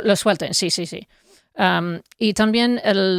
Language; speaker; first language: Spanish; non-native, fluent; English